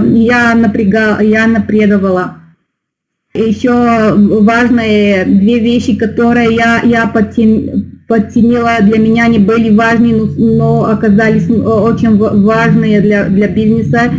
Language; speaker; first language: Russian; non-native, learner; Bulgarian